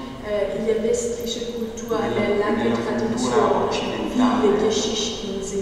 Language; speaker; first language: German; non-native, fluent; Persian